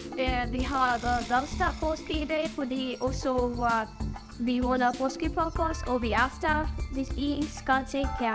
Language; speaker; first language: Danish; non-native, learner; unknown